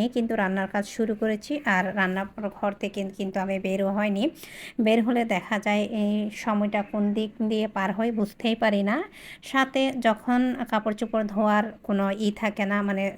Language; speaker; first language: Bangla; non-native, local second language; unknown